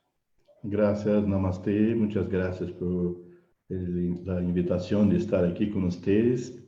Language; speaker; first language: Spanish; non-native, fluent; Portuguese